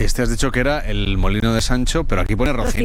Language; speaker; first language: Spanish; native; Spanish